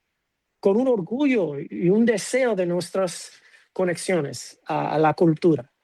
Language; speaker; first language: Spanish; non-native, fluent; English